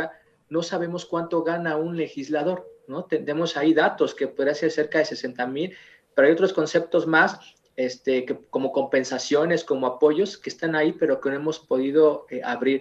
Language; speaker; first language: Spanish; native; Spanish